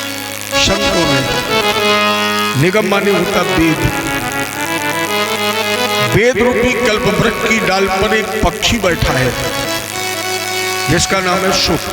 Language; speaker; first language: Hindi; native; Hindi